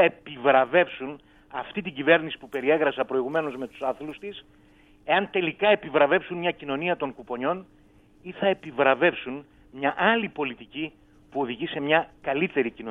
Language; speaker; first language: Greek; native; Greek